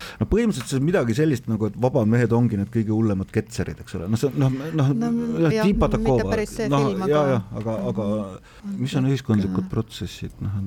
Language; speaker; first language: Estonian; native; Estonian